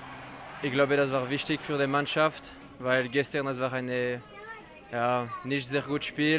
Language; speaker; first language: German; non-native, local second language; French